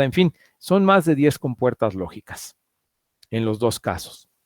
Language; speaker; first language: Spanish; native; Spanish